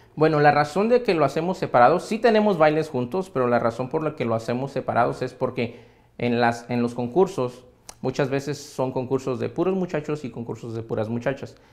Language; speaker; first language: Spanish; native; Spanish